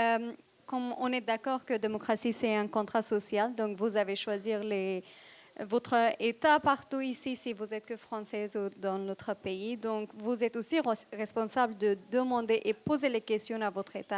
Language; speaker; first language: French; non-native, fluent; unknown